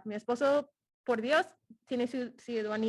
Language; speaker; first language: Spanish; non-native, fluent; English